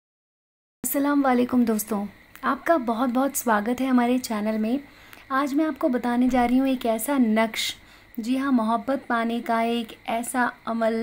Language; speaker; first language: Hindi; native; Hindi